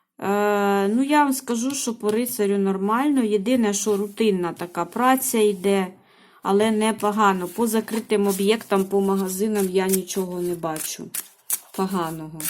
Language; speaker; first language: Ukrainian; native; Ukrainian